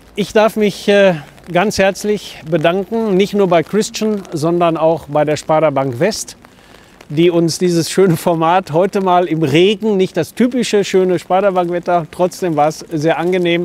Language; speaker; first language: German; native; German